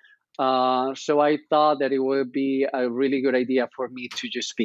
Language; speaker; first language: English; non-native, fluent; Spanish